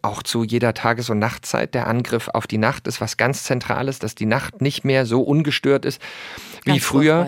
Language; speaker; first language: German; native; German